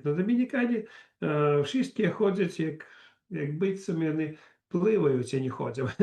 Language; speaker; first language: Polish; non-native, learner; Belarusian